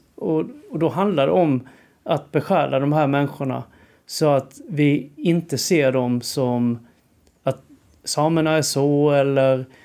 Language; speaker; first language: Swedish; native; Swedish